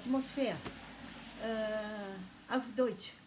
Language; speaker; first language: German; non-native, learner; Japanese